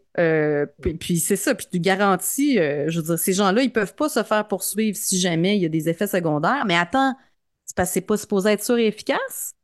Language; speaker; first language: French; native; French